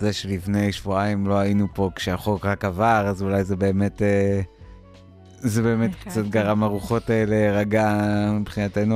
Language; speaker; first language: Hebrew; native; Hebrew